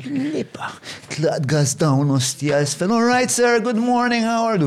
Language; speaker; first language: English; non-native, local second language; Maltese